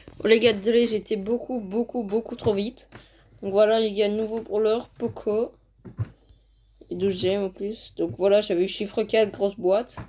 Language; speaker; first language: French; native; French